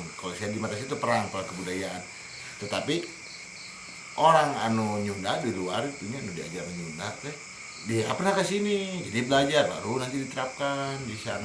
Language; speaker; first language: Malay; non-native, local second language; Sundanese